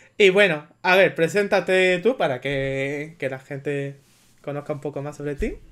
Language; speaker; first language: Spanish; native; Spanish